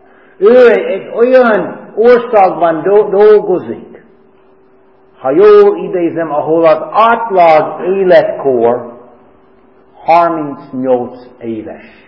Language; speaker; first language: Hungarian; non-native, fluent; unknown